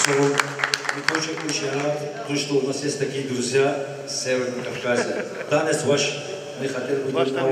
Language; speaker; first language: Russian; non-native, local second language; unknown